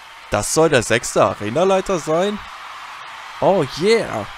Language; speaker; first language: German; native; German